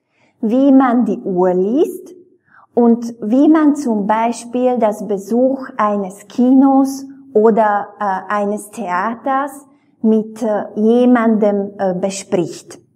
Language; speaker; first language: German; non-native, fluent; Slovak